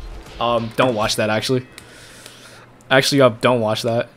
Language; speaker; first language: English; native; English